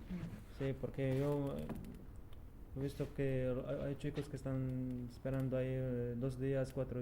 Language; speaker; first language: Spanish; non-native, learner; Arabic